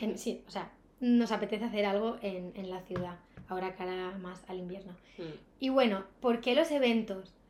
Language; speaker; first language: Spanish; native; Spanish